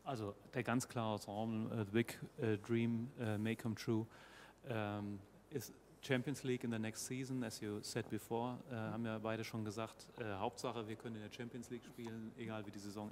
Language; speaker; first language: German; native; German